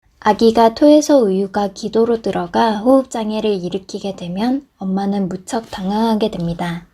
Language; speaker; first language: Korean; native; Korean